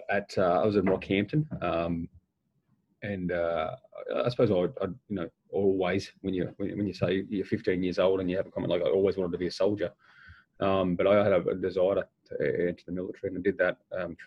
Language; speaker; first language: English; native; English